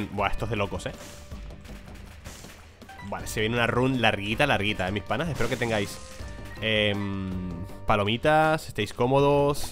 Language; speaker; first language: Spanish; native; Spanish